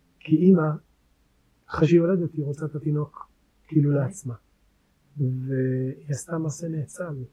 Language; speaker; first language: Hebrew; native; Hebrew